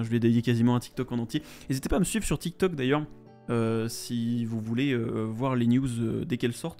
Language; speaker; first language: French; native; French